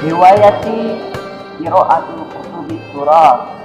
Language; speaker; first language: Arabic; non-native, learner; Indonesian